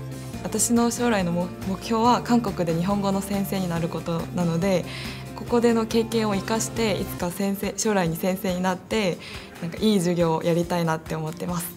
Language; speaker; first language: Japanese; non-native, fluent; Korean